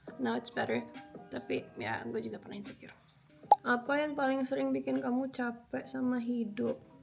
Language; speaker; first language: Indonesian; early bilingual, other home language; Spanish